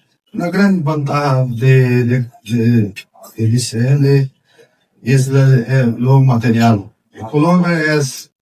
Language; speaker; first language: Spanish; non-native, fluent; Portuguese